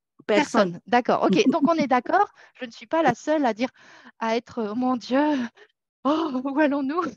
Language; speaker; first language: French; native; French